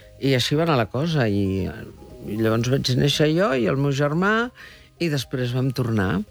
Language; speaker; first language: Catalan; early bilingual, heritage; Catalan